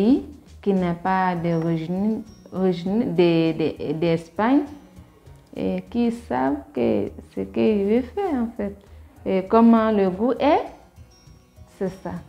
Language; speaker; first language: French; non-native, learner; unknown